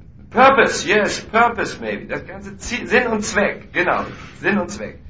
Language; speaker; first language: German; native; German